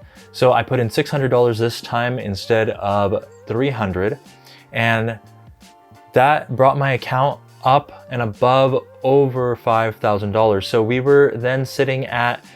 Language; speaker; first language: English; native; English